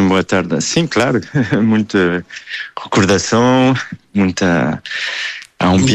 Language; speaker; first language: Portuguese; early bilingual, heritage; Portuguese